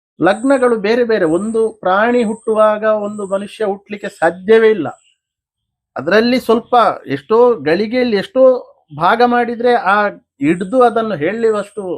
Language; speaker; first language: Kannada; non-native, local second language; Konkani